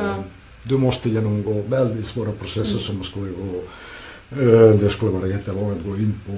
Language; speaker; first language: Swedish; non-native, fluent; Catalan